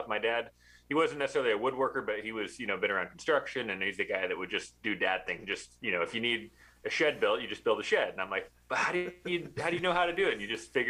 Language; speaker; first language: English; native; English